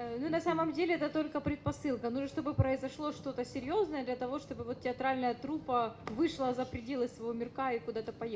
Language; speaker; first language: Russian; native; Russian